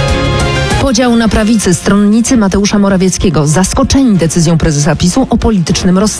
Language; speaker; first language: Polish; native; Polish